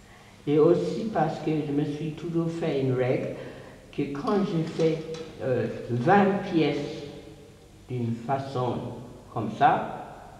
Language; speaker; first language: French; non-native, fluent; English